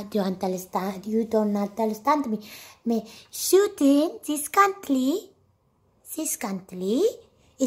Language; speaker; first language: English; non-native, learner; Amharic